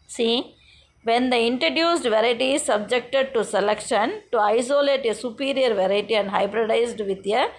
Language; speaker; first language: English; non-native, local second language; Tamil